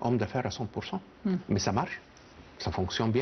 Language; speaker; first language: French; non-native, fluent; Arabic